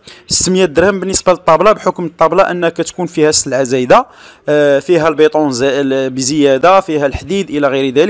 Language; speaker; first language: Arabic; native; Arabic